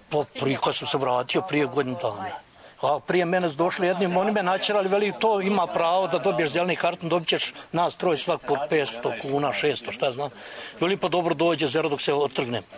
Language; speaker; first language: Croatian; native; Croatian